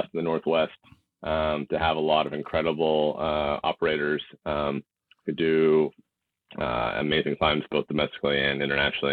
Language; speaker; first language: English; native; English